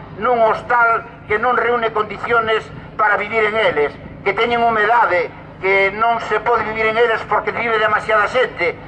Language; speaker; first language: Galician; non-native, local second language; Spanish